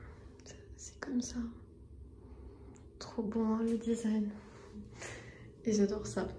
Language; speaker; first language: French; non-native, fluent; Armenian